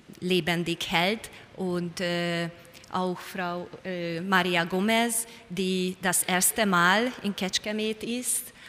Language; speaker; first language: German; non-native, learner; Hungarian